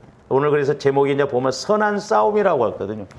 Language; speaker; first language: Korean; native; Korean